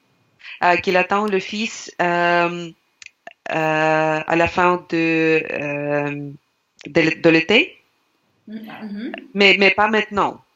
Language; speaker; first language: French; non-native, learner; Russian